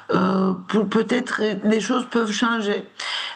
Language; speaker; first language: French; non-native, fluent; Turkish